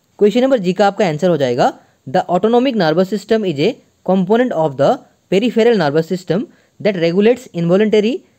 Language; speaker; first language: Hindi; non-native, local second language; Assamese